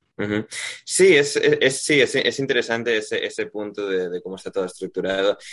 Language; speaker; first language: Spanish; native; Spanish